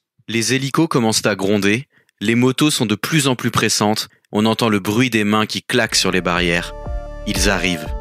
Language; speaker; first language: French; native; French